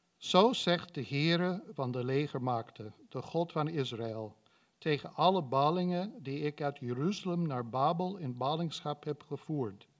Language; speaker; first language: Dutch; non-native, fluent; English